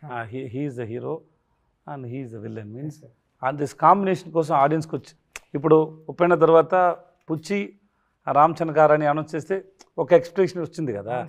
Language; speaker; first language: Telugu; non-native, learner; Tamil